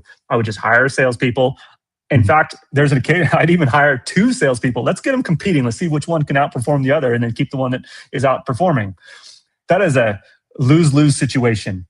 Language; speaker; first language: English; native; English